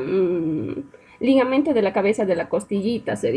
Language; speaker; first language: Spanish; native; Spanish